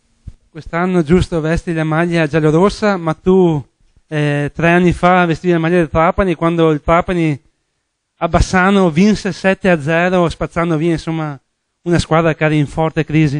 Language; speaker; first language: Italian; native; Italian